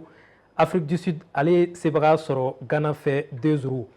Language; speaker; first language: French; non-native, local second language; Bambara